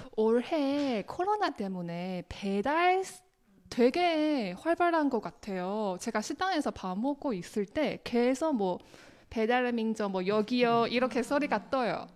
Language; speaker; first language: Korean; non-native, learner; Chinese